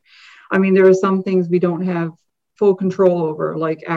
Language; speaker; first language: English; native; English